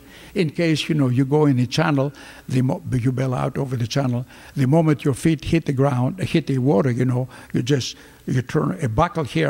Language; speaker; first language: English; non-native, fluent; Greek